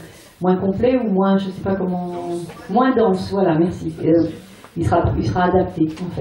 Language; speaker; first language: French; native; French